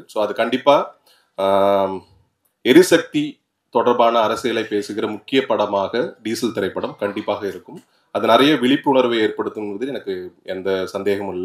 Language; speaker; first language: Tamil; native; Tamil